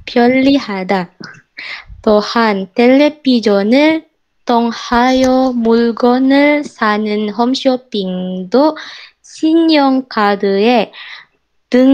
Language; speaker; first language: Korean; non-native, learner; Indonesian